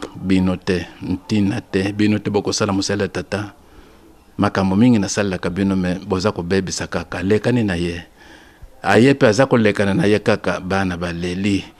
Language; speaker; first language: Lingala; non-native, local second language; Kongo